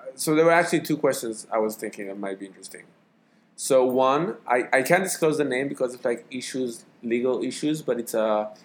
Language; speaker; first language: English; non-native, fluent; Hebrew